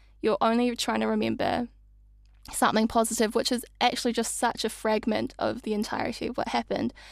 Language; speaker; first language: English; early bilingual, other home language; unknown